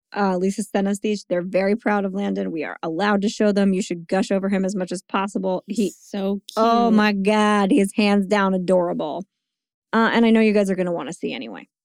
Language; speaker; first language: English; native; English